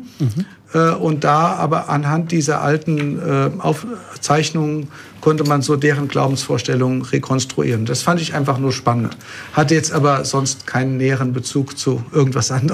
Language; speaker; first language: German; native; German